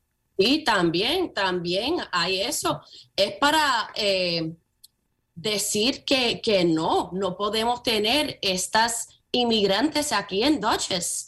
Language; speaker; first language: Spanish; early bilingual, heritage; Spanish